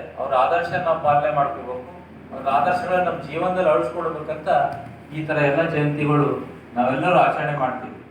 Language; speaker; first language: Kannada; native; Kannada